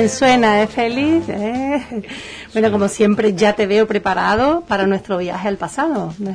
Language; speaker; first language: Spanish; native; Spanish